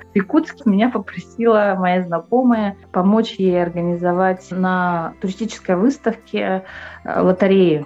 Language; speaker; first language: Russian; non-native, local second language; Yakut